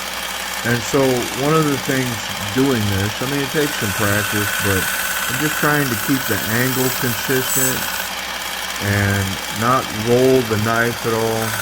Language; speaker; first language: English; native; English